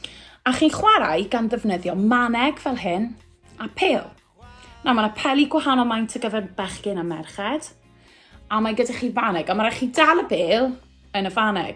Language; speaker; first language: Welsh; native; Welsh